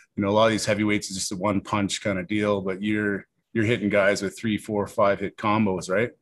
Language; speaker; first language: English; native; English